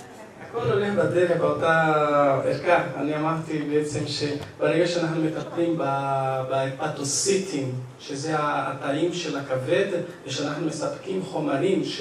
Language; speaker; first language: Hebrew; non-native, fluent; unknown